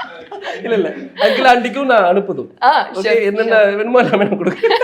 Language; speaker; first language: Tamil; native; Tamil